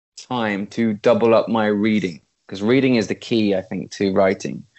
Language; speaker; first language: English; native; English